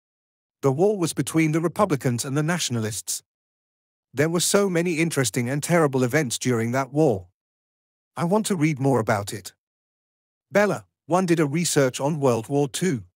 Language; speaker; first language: English; non-native, learner; Indonesian